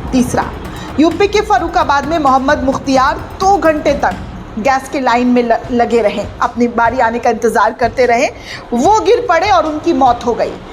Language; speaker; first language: Hindi; native; Hindi